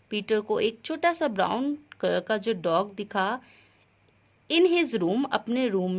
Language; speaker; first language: Hindi; native; Hindi